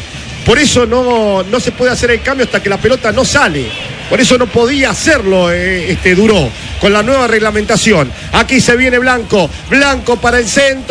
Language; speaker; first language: Spanish; native; Spanish